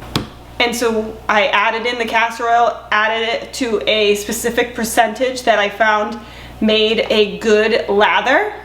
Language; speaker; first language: English; native; English